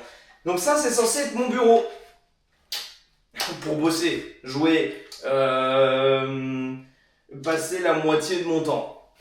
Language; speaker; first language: French; native; French